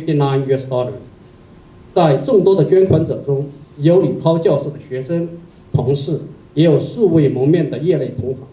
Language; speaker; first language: Chinese; native; Chinese